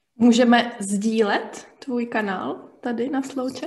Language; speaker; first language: Czech; native; Czech